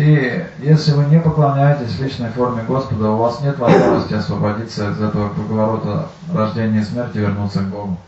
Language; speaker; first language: Russian; native; Russian